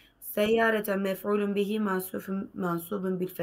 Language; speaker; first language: Arabic; non-native, learner; Turkish